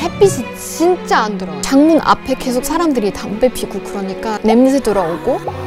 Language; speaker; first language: Korean; non-native, fluent; German